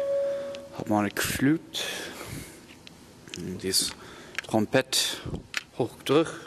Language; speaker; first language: German; non-native, learner; English